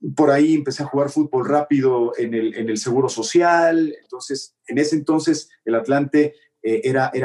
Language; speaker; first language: Spanish; native; Spanish